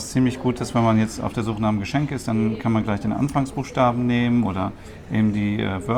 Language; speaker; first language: German; native; German